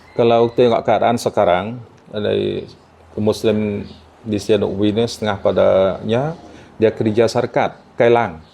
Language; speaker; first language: Malay; non-native, fluent; Eastern Cham